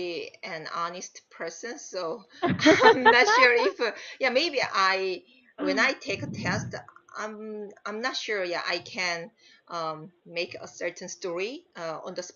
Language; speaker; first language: English; non-native, learner; Korean